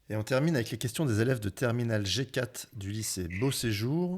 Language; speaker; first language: French; native; French